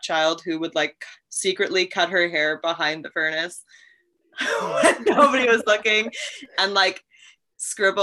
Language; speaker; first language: English; native; English